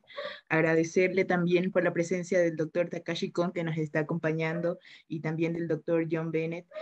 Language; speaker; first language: Spanish; native; Spanish